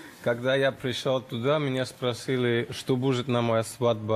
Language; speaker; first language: Russian; non-native, learner; German